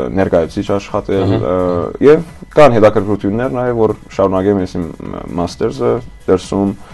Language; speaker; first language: Armenian; early bilingual, heritage; Armenian